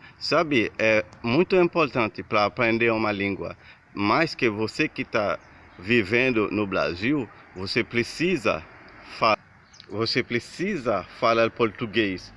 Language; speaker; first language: Portuguese; non-native, learner; Haitian Creole